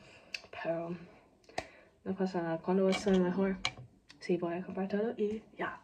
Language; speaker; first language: Spanish; non-native, learner; English